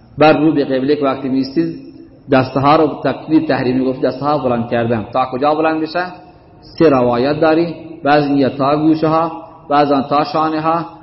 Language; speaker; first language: Persian; native; Persian